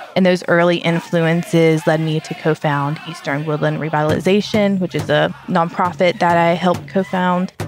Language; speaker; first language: English; native; English